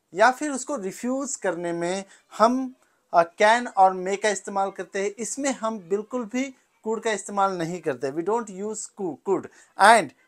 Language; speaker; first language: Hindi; non-native, local second language; Marathi